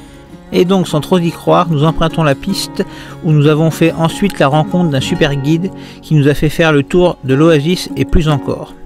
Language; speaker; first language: French; native; French